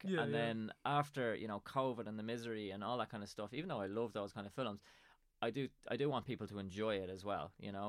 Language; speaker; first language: English; native; English